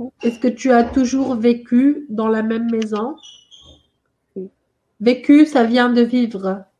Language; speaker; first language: French; non-native, local second language; Arabic